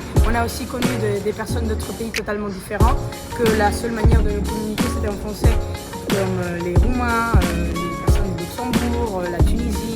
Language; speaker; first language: French; non-native, fluent; Spanish